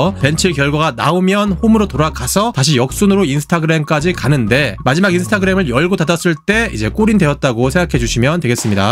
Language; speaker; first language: Korean; native; Korean